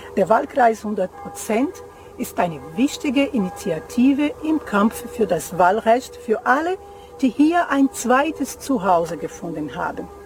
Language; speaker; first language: German; non-native, fluent; Portuguese